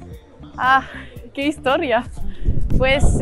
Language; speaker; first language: Spanish; non-native, learner; French